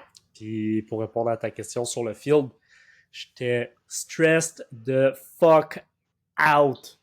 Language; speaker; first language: French; native; French